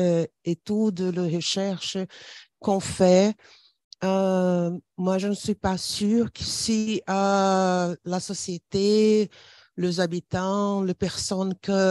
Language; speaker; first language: French; non-native, fluent; Portuguese